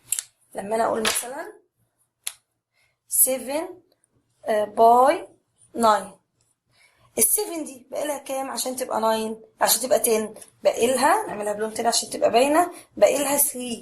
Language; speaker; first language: Arabic; native; Arabic